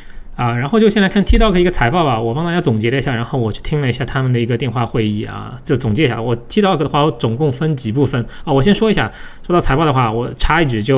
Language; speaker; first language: Chinese; native; Chinese